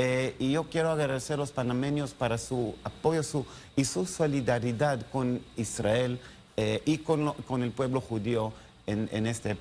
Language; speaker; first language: Spanish; non-native, learner; Hebrew